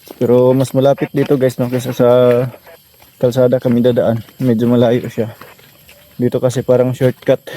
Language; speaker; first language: Filipino; non-native, local second language; Cebuano